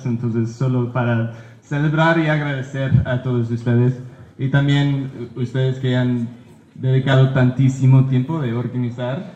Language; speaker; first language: Spanish; early bilingual, heritage; Spanish